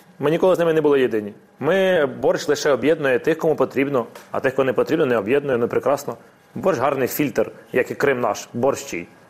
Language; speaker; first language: Ukrainian; non-native, local second language; Russian